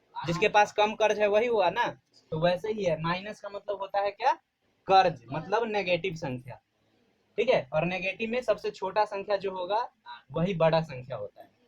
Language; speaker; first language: Hindi; native; Hindi